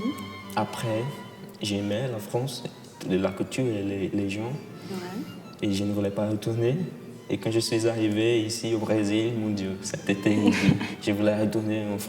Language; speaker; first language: French; non-native, fluent; Portuguese